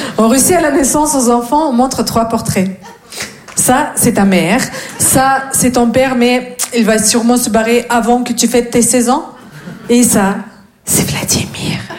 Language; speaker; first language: French; non-native, fluent; Russian